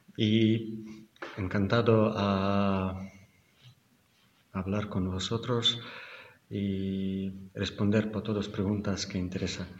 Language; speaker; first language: Spanish; non-native, learner; Ukrainian